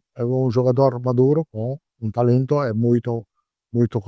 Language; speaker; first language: Portuguese; non-native, learner; Italian